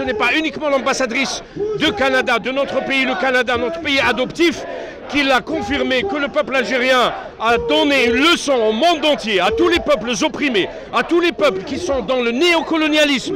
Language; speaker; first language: French; non-native, local second language; Arabic